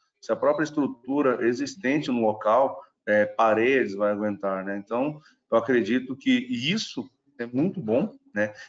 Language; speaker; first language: Portuguese; non-native, fluent; German